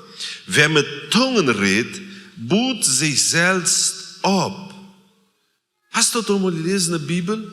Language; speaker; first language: German; non-native, learner; Plautdietsch